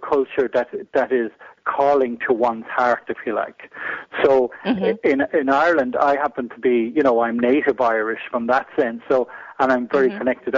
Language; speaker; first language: English; native; English